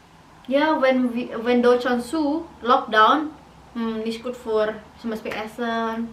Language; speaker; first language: German; non-native, learner; Indonesian